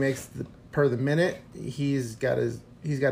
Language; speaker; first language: English; native; English